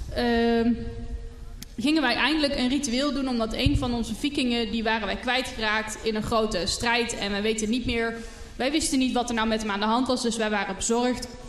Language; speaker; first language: Dutch; native; Dutch